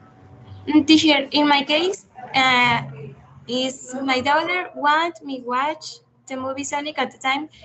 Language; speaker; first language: English; non-native, learner; Spanish